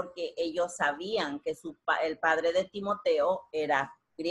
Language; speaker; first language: Spanish; native; Spanish